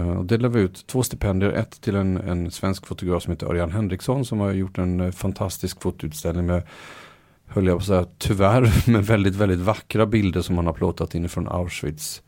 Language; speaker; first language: Swedish; native; Swedish